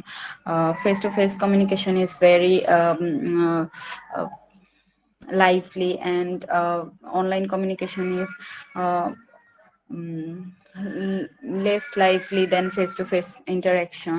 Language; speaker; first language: English; non-native, learner; Bangla